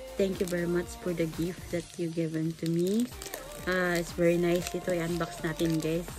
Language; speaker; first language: English; non-native, local second language; Filipino